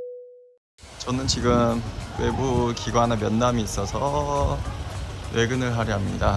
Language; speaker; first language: Korean; non-native, fluent; Mongolian